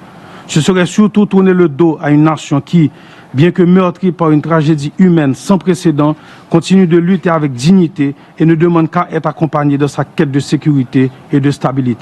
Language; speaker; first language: French; non-native, local second language; Haitian Creole